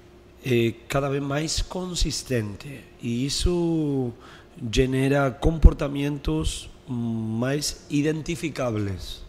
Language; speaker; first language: Portuguese; non-native, learner; Spanish